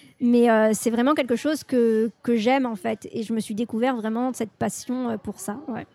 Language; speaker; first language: French; native; French